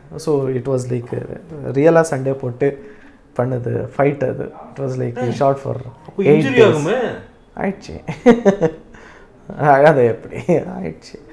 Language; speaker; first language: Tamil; non-native, learner; Kannada